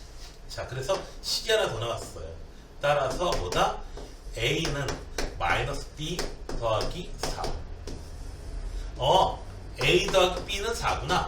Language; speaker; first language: Korean; native; Korean